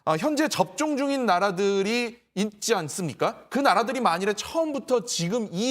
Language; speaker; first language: Korean; native; Korean